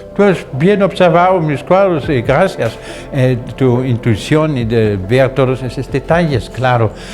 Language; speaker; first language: Spanish; non-native, fluent; German